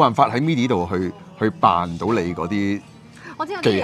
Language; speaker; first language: Cantonese; native; Cantonese